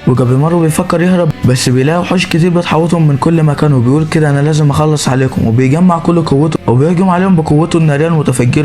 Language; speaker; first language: Arabic; native; Arabic